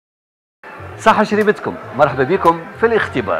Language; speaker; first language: Arabic; native; Arabic